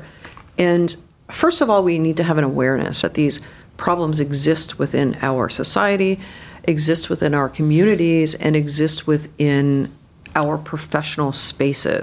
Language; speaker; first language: English; native; English